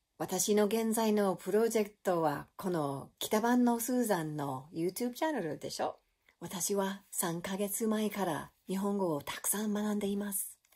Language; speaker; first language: Japanese; non-native, learner; English